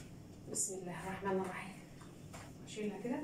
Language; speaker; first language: Arabic; native; Arabic